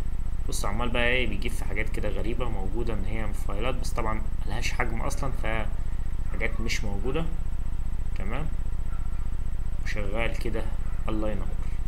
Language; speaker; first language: Arabic; native; Arabic